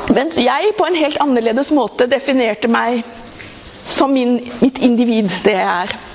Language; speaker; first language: Norwegian; native; Norwegian